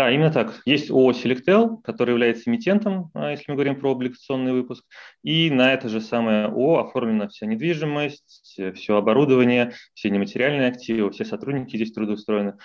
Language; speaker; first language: Russian; native; Russian